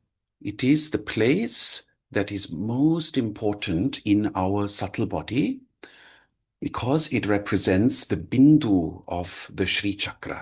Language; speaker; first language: English; non-native, fluent; German